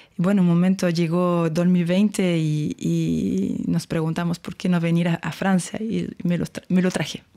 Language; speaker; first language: Spanish; non-native, fluent; French